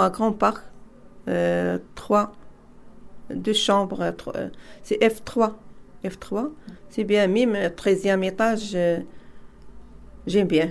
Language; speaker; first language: French; non-native, learner; Arabic